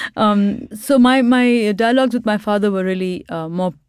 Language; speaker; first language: English; non-native, local second language; Urdu